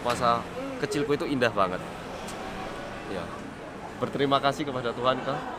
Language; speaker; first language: Indonesian; early bilingual, other home language; Korean